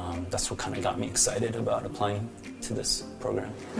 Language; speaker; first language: English; early bilingual, other home language; Korean